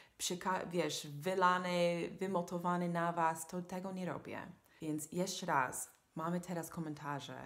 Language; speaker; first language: Polish; non-native, fluent; English